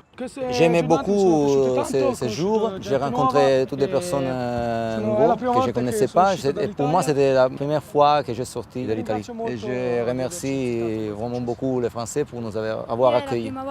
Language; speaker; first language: French; non-native, fluent; Italian